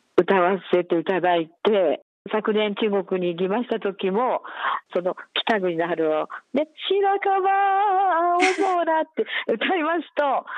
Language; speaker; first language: Japanese; native; Japanese